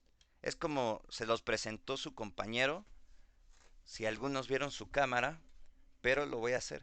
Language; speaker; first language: Spanish; native; Spanish